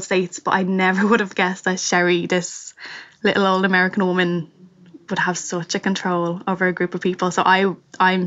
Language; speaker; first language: English; native; English